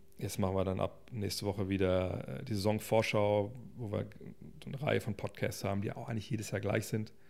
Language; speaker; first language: German; native; German